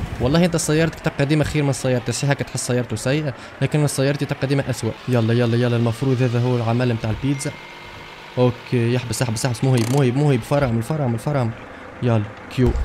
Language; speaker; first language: Arabic; native; Arabic